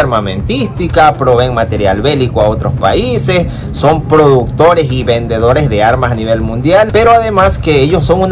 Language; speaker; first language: Spanish; native; Spanish